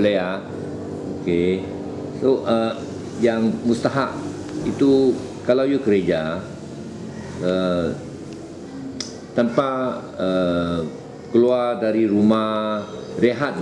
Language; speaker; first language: Malay; native; Malay